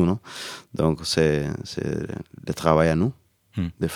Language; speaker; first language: French; non-native, learner; Spanish